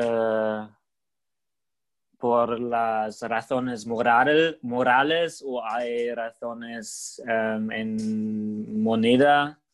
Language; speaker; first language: Spanish; non-native, learner; German